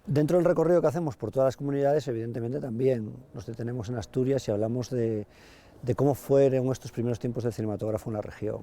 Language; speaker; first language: Spanish; native; Spanish